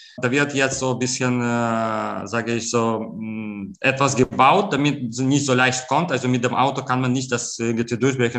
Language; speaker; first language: German; non-native, fluent; Ukrainian